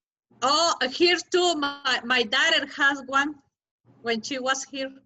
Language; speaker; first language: English; non-native, learner; Spanish